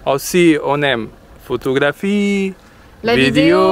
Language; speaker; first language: French; non-native, learner; Portuguese